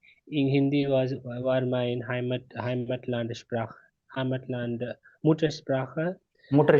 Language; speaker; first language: German; non-native, learner; Hindi